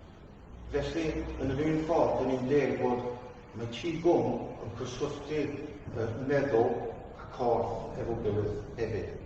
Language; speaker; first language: Welsh; non-native, fluent; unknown